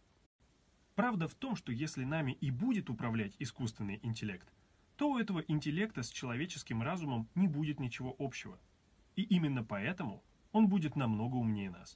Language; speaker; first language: Russian; native; Russian